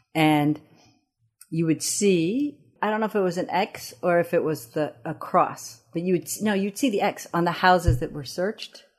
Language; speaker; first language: English; early bilingual, other home language; Amharic